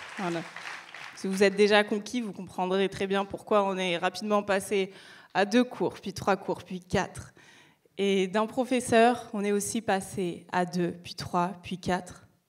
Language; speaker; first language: French; native; French